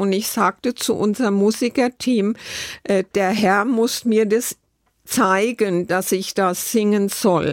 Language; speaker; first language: German; native; German